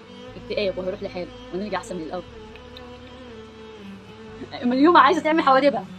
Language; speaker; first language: Arabic; native; Arabic